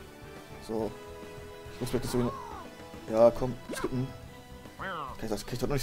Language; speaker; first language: German; native; German